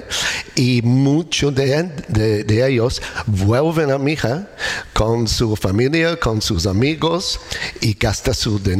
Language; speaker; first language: Spanish; non-native, learner; English